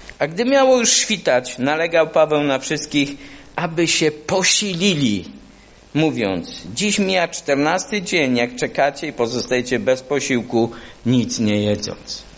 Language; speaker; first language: Polish; non-native, fluent; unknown